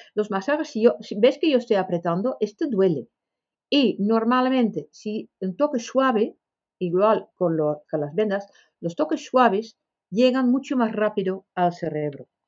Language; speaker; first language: Spanish; non-native, fluent; Dutch